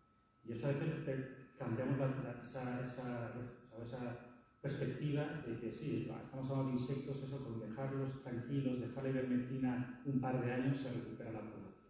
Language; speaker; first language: Spanish; native; Spanish